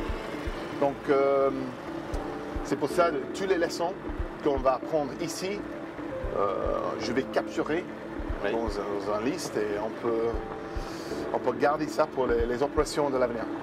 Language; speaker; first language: French; non-native, fluent; English